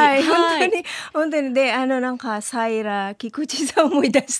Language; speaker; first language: Japanese; non-native, learner; Filipino